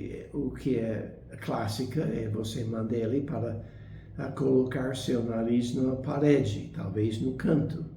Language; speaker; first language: Portuguese; non-native, fluent; English